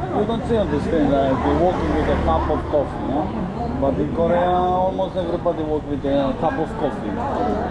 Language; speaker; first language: English; non-native, fluent; Polish